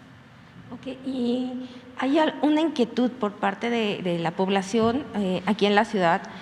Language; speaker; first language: Spanish; native; Spanish